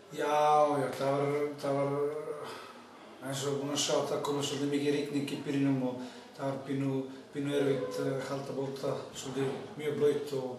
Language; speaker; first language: Icelandic; non-native, learner; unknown